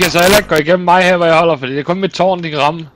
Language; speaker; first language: Danish; native; Danish